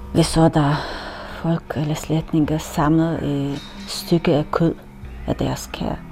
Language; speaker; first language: Danish; non-native, learner; Chechen